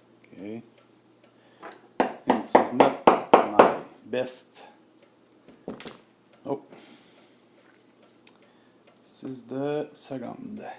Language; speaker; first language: English; non-native, learner; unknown